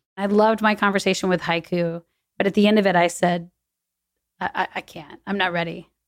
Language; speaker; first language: English; native; English